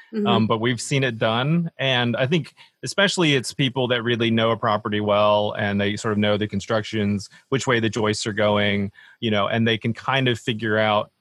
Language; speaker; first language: English; native; English